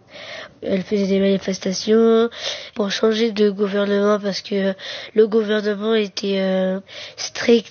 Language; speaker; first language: French; early bilingual, other home language; Arabic